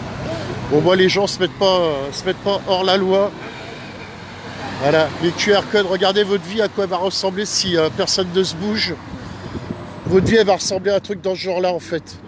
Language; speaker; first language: French; native; French